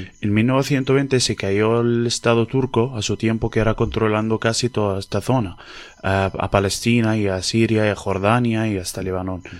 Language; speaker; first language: Spanish; non-native, fluent; Arabic